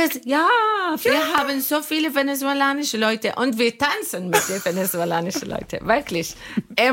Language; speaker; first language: German; non-native, learner; Arabic